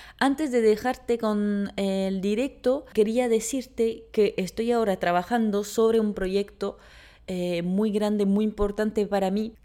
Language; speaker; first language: Spanish; non-native, fluent; French